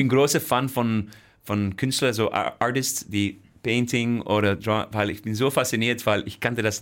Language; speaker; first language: German; non-native, fluent; Dutch